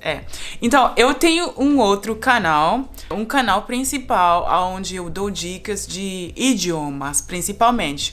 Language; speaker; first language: Portuguese; non-native, fluent; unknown